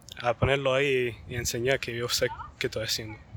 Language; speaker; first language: Spanish; early bilingual, heritage; Spanish